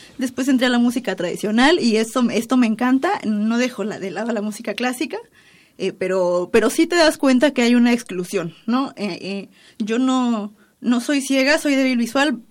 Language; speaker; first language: Spanish; native; Spanish